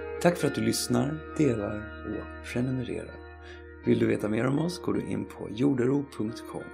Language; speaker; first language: Swedish; native; Swedish